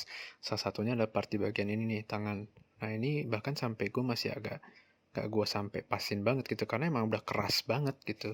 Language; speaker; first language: Indonesian; native; Indonesian